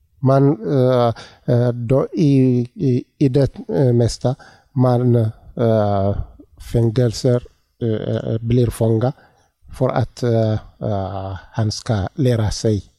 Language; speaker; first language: Swedish; non-native, learner; Tigrinya